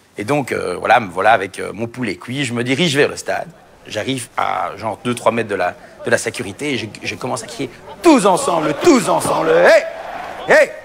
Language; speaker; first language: French; native; French